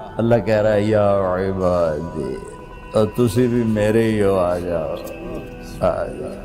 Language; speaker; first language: Urdu; non-native, local second language; Punjabi